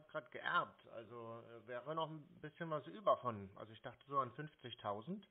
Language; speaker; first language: German; native; German